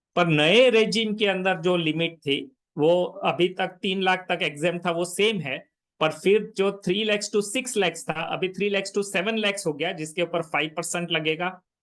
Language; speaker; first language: Hindi; non-native, local second language; Gujarati